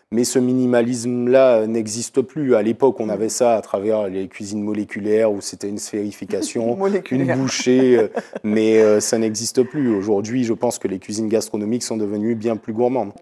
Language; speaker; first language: French; native; French